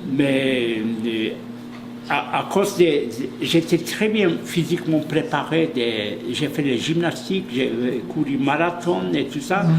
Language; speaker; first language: French; non-native, fluent; Polish